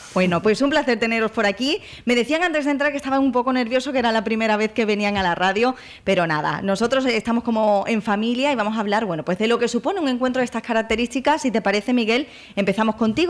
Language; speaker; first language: Spanish; native; Spanish